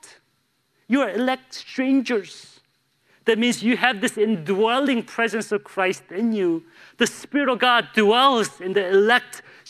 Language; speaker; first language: English; native; English